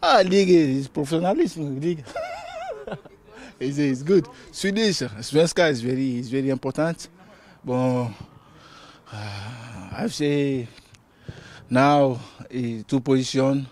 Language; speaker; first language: English; non-native, learner; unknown